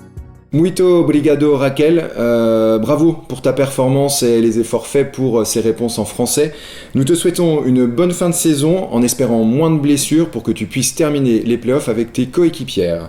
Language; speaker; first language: French; native; French